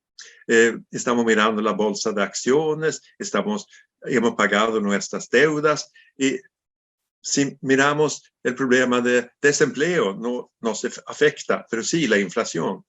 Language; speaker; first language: Spanish; non-native, fluent; Swedish